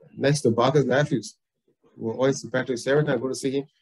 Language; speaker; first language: English; native; English